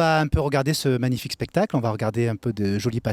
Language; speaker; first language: French; native; French